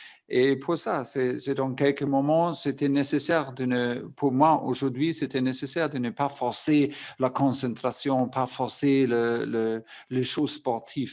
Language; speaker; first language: French; non-native, fluent; German